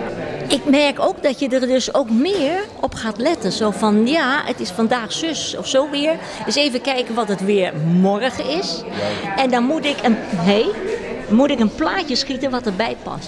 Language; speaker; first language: Dutch; native; Dutch